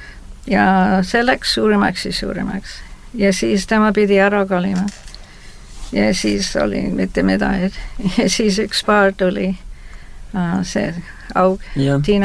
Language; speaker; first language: Estonian; early bilingual, heritage; Estonian